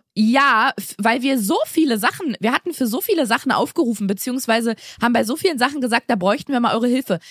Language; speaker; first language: German; native; German